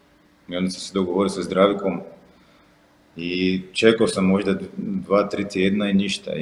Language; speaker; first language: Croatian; non-native, fluent; Portuguese